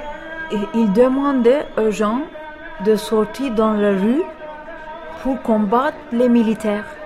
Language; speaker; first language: French; non-native, learner; Turkish